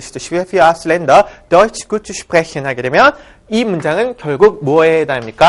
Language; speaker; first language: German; non-native, fluent; Korean